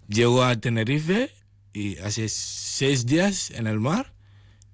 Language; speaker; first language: Spanish; non-native, learner; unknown